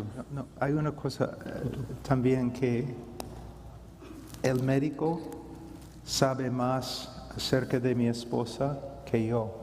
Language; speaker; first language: Spanish; non-native, fluent; English